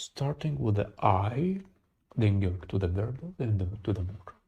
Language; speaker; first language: English; non-native, fluent; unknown